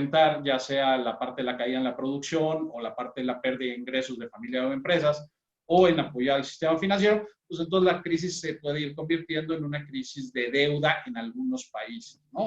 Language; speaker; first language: Spanish; native; Spanish